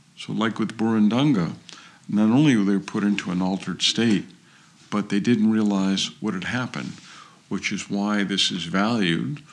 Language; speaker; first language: English; native; English